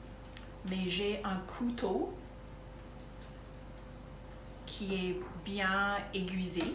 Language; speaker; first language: French; non-native, local second language; English